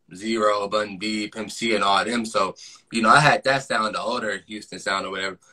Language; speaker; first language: English; native; English